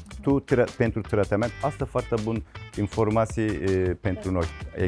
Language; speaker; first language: Romanian; non-native, learner; Turkish